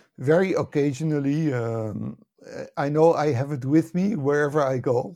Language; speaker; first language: English; non-native, fluent; Dutch